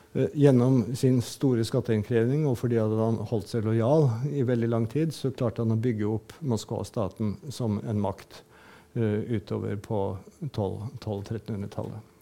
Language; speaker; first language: Norwegian; native; Norwegian